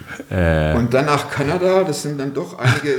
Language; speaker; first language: German; native; German